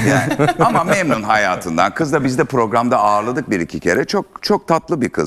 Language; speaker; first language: Turkish; native; Turkish